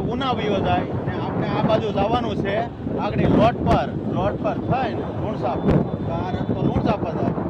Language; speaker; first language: Gujarati; native; Gujarati